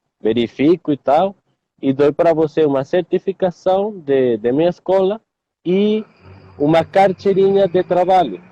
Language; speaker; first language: Portuguese; non-native, learner; Spanish